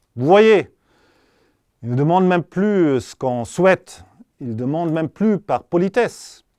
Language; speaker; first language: French; non-native, fluent; German